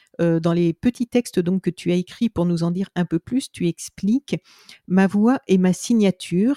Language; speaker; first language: French; native; French